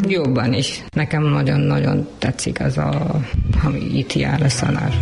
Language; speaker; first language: Hungarian; non-native, learner; Urdu